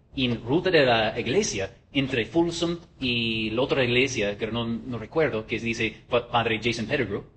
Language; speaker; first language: Spanish; non-native, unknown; English